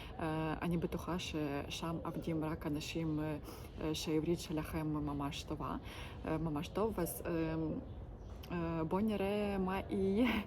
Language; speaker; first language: Hebrew; non-native, learner; Ukrainian